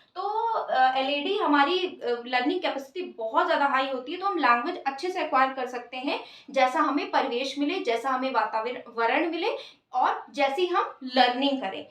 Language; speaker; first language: Hindi; native; Hindi